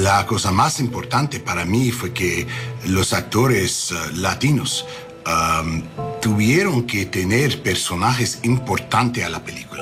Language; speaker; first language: Spanish; non-native, learner; English